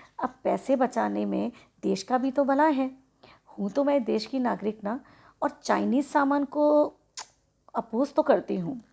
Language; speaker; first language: Hindi; native; Hindi